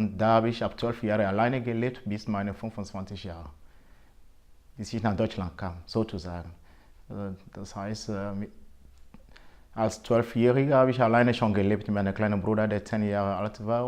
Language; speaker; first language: German; non-native, fluent; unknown